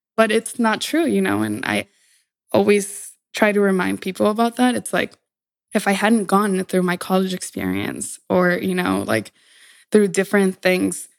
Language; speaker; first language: English; early bilingual, other home language; Spanish